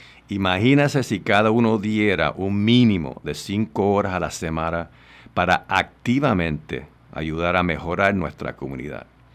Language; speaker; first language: Spanish; native; Spanish